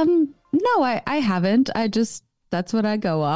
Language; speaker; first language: English; native; English